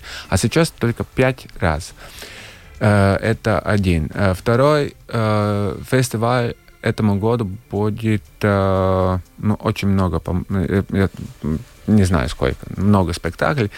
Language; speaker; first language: Russian; non-native, local second language; Latvian